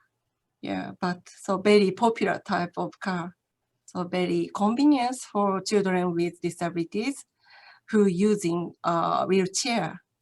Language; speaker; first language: English; non-native, learner; Japanese